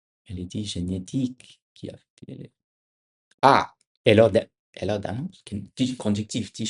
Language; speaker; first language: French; non-native, learner; English